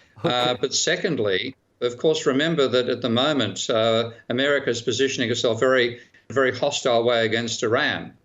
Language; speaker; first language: English; native; English